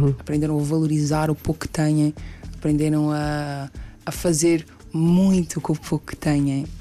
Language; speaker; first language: Portuguese; early bilingual, other home language; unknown